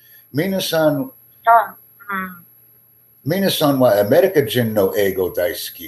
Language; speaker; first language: Japanese; non-native, learner; English